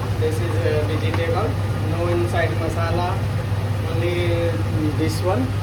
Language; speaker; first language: English; non-native, learner; Hindi